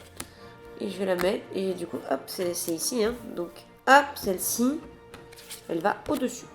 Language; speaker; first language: French; native; French